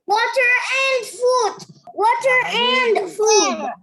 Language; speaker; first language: English; non-native, learner; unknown